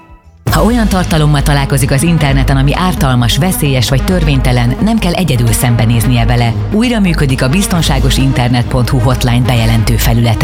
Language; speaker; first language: Hungarian; native; Hungarian